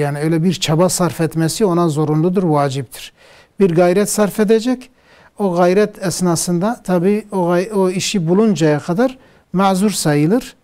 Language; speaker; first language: Turkish; non-native, local second language; Kurdish